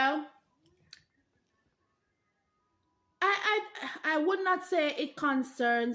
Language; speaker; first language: English; non-native, local second language; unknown